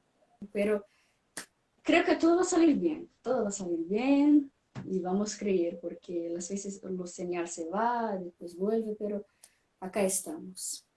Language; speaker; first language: Spanish; non-native, fluent; Portuguese